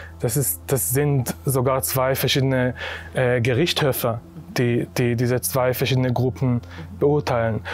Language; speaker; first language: German; non-native, fluent; Hebrew